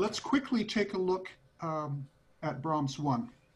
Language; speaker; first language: English; native; English